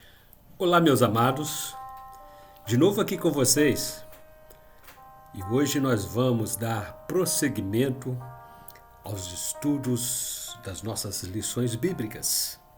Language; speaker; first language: Portuguese; native; Portuguese